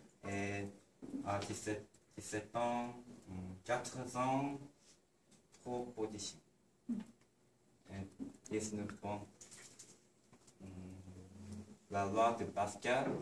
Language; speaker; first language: French; non-native, learner; Korean